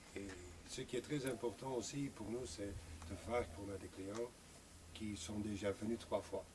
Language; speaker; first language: French; non-native, local second language; Dutch